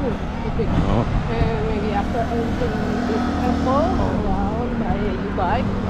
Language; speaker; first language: English; non-native, learner; Indonesian